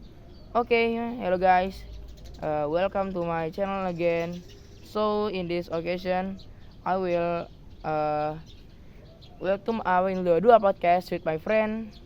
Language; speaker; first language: English; non-native, learner; Indonesian